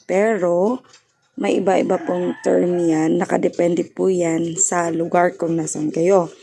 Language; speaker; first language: Filipino; non-native, local second language; Cebuano